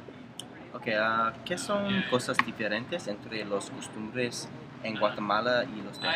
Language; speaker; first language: Spanish; non-native, learner; English